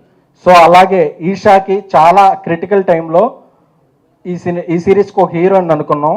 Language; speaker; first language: Telugu; native; Telugu